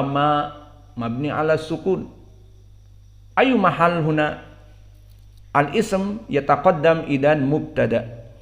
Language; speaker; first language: Arabic; non-native, fluent; Indonesian